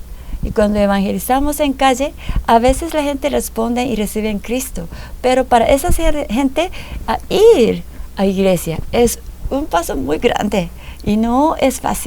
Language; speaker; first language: Spanish; non-native, fluent; Japanese